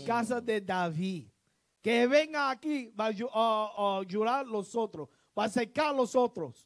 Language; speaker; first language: Spanish; non-native, learner; English